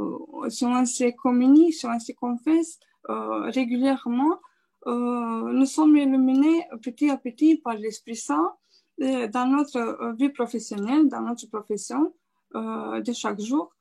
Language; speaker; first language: French; non-native, fluent; Romanian